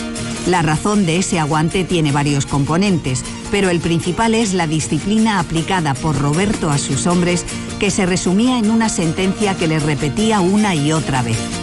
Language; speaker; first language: Spanish; native; Spanish